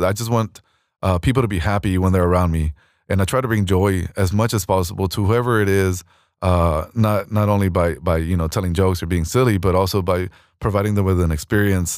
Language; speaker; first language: English; early bilingual, other home language; Spanish